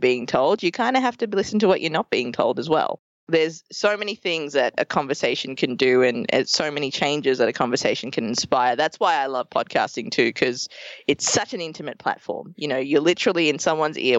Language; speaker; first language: English; native; English